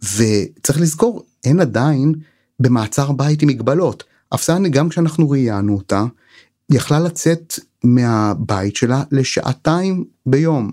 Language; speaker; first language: Hebrew; native; Hebrew